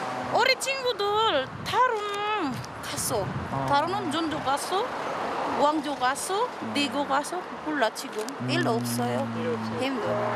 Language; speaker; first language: Korean; non-native, learner; Sinhala